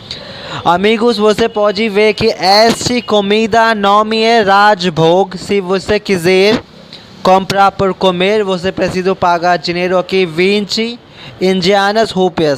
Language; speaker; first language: Portuguese; non-native, learner; Hindi